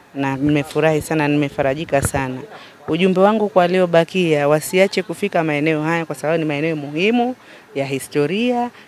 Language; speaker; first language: Swahili; native; Swahili